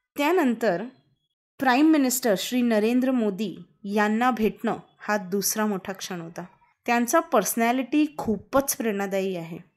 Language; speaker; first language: Marathi; non-native, local second language; Hindi